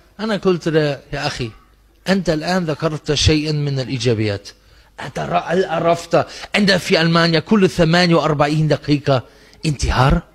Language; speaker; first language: Arabic; non-native, fluent; German